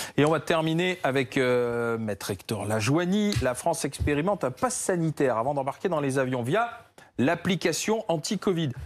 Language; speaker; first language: French; native; French